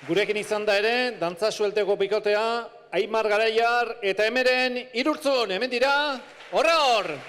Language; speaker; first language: Basque; native; Basque